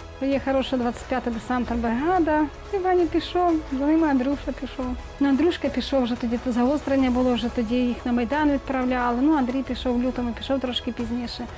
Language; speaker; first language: Ukrainian; native; Ukrainian